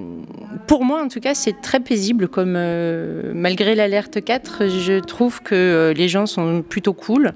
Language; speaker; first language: French; native; French